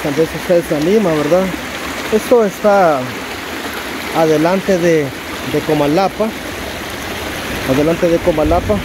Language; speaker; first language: Spanish; native; Spanish